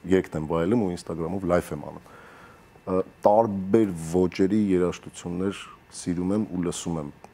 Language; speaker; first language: Armenian; early bilingual, heritage; Armenian